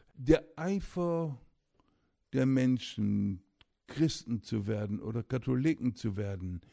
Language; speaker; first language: German; native; German